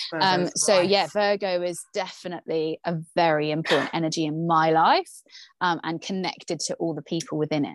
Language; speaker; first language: English; native; English